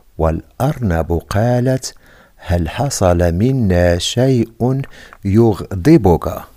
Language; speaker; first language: Arabic; non-native, fluent; Indonesian